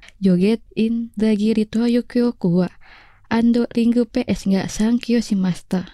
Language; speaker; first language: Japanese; non-native, learner; Indonesian